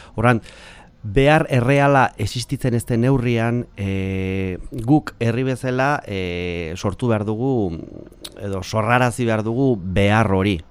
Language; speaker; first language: Basque; native; Basque